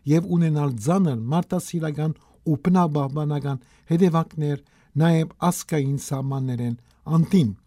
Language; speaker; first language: Armenian; early bilingual, heritage; Armenian